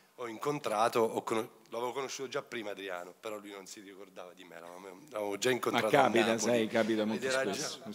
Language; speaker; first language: Italian; native; Italian